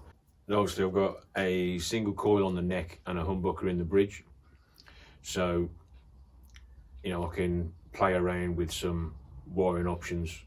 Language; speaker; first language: English; native; English